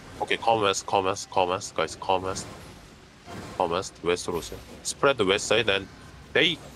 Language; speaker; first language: Korean; native; Korean